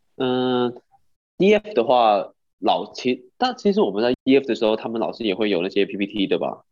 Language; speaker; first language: Chinese; non-native, local second language; Cantonese